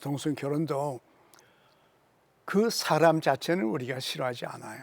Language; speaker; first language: Korean; native; Korean